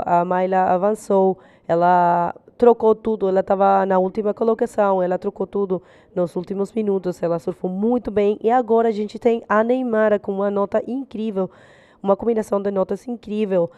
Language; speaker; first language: Portuguese; non-native, fluent; Spanish